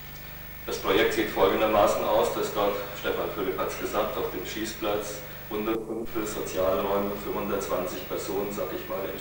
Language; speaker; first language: German; native; German